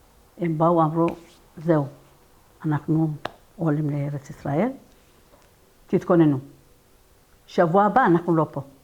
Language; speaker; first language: Hebrew; non-native, fluent; Persian